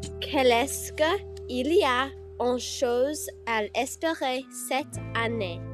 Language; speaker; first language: French; non-native, learner; English